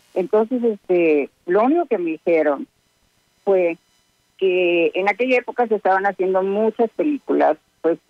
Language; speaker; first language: Spanish; native; Spanish